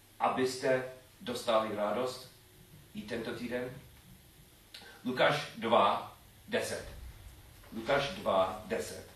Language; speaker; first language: Czech; non-native, learner; English